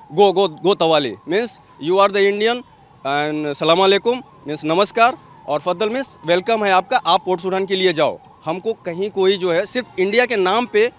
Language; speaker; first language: Hindi; native; Hindi